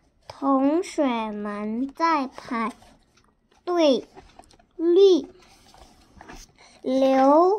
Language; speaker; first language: Chinese; non-native, learner; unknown